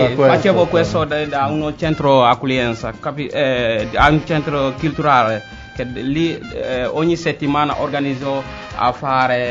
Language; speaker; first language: Italian; non-native, learner; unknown